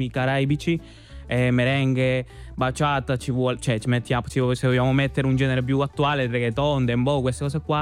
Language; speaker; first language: Italian; non-native, fluent; Spanish